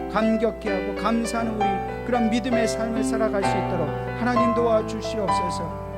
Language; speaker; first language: Korean; native; Korean